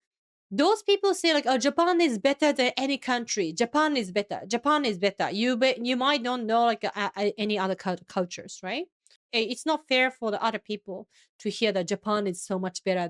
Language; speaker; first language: English; non-native, fluent; Japanese